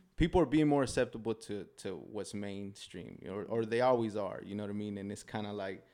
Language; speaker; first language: English; native; English